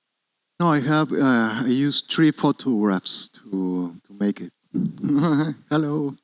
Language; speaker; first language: English; non-native, learner; Spanish